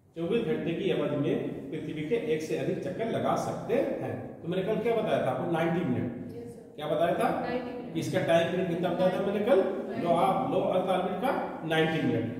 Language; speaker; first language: Hindi; native; Hindi